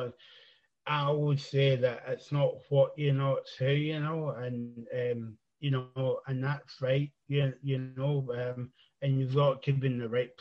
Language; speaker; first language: English; native; English